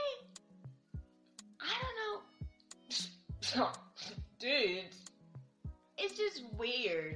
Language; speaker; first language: English; non-native, local second language; Yoruba